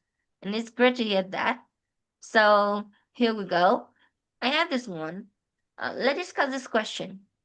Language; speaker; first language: English; non-native, fluent; Vietnamese